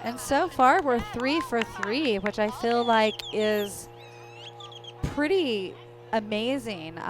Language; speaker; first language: English; native; English